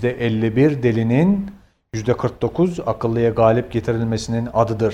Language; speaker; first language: Turkish; native; Turkish